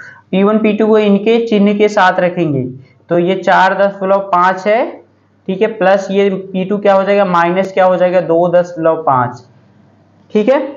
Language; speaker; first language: Hindi; native; Hindi